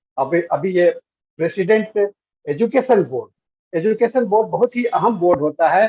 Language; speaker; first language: Hindi; native; Hindi